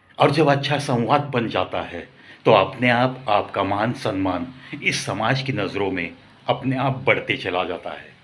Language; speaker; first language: Hindi; non-native, local second language; Marathi